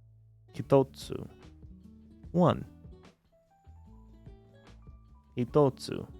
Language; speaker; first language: Japanese; non-native, learner; English